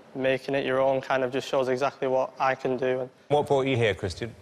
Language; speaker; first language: English; native; English